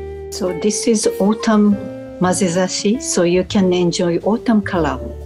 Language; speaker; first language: English; non-native, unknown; Japanese